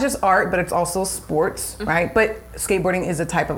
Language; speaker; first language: English; native; English